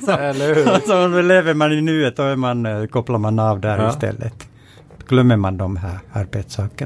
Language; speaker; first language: Swedish; non-native, fluent; Finnish